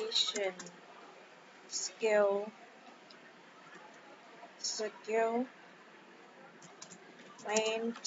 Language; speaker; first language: English; non-native, learner; Vietnamese